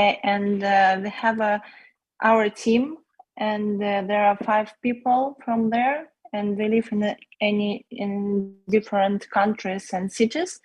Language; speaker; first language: English; non-native, learner; Russian